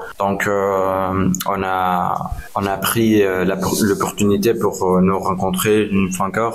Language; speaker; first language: French; non-native, learner; Spanish